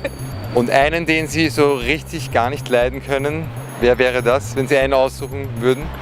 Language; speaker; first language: German; native; German